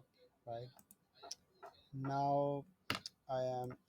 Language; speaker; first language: English; non-native, learner; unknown